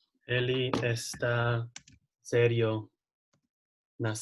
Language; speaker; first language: Portuguese; non-native, learner; English